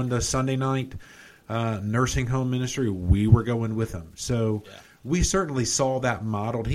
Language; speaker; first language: English; native; English